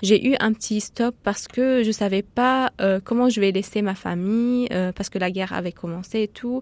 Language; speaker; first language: French; non-native, fluent; Arabic